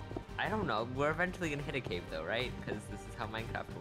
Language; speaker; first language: English; native; English